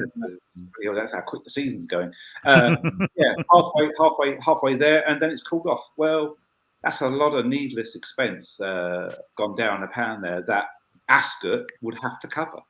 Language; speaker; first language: English; native; English